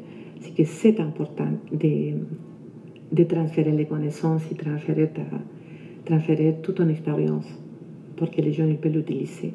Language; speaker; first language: French; non-native, fluent; Spanish